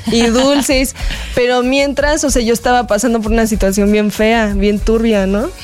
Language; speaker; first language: Spanish; non-native, fluent; Korean